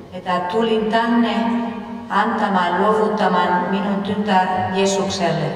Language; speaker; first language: Finnish; non-native, fluent; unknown